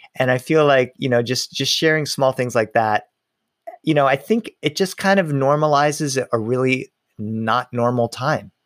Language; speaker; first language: English; early bilingual, other home language; Spanish